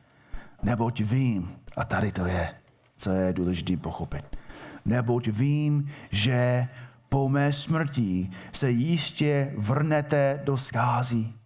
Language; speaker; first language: Czech; non-native, fluent; English